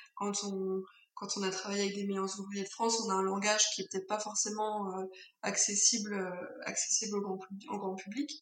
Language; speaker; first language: French; native; French